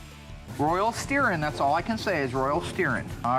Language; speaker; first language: English; native; English